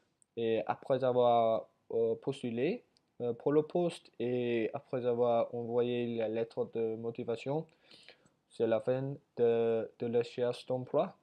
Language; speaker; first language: French; non-native, learner; English